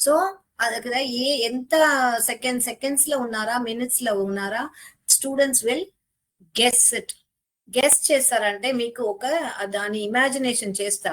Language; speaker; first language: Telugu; non-native, learner; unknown